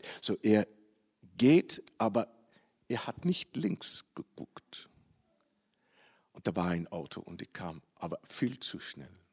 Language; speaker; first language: German; non-native, learner; Dutch